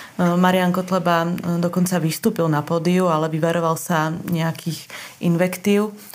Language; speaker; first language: Slovak; native; Slovak